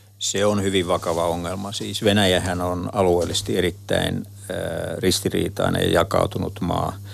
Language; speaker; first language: Finnish; native; Finnish